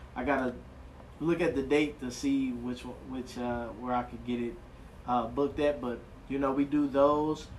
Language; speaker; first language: English; native; English